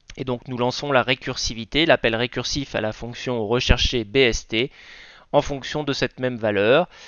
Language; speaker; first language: French; native; French